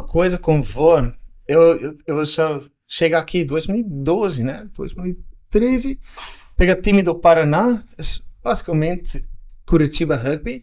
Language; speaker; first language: Portuguese; non-native, learner; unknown